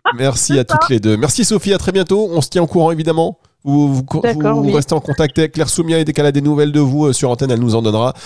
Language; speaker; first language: French; native; French